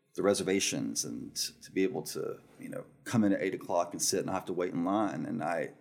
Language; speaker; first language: English; native; English